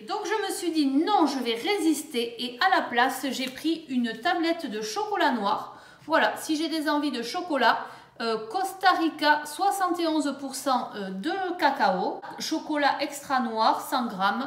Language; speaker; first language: French; native; French